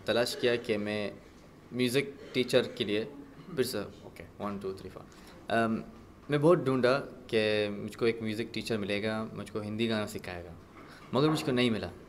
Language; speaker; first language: Hindi; non-native, fluent; Arabic